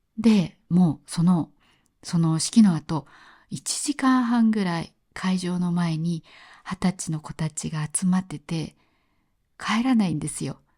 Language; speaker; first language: Japanese; native; Japanese